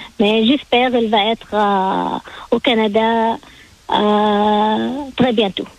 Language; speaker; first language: French; non-native, learner; Arabic